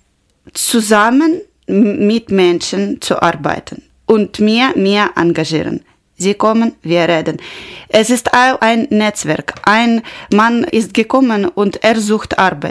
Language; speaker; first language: German; non-native, learner; Ukrainian